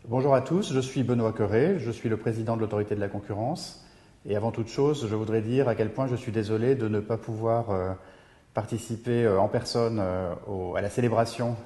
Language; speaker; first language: French; native; French